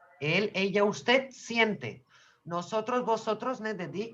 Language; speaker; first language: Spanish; non-native, learner; Turkish